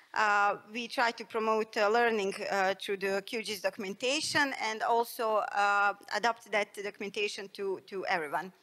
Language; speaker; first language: English; non-native, fluent; Bosnian